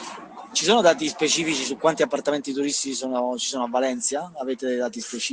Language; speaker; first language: Italian; native; Italian